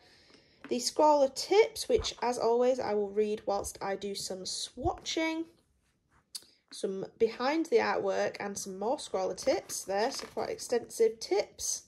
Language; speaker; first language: English; native; English